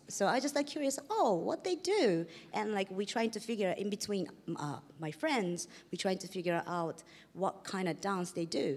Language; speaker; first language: English; non-native, fluent; Japanese